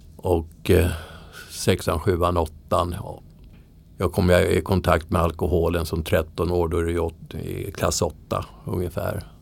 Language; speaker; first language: Swedish; native; Swedish